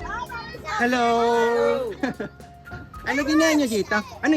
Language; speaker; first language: Filipino; non-native, fluent; Japanese